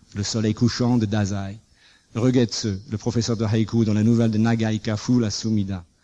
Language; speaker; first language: French; non-native, fluent; English